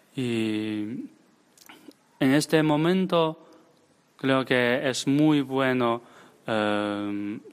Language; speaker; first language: Spanish; non-native, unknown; Chinese